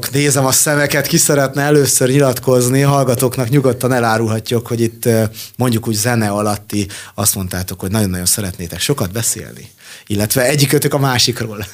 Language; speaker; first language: Hungarian; native; Hungarian